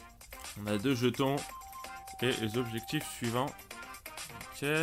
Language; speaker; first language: French; native; French